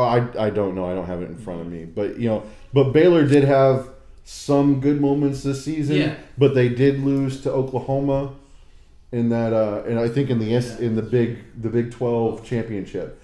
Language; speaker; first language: English; native; English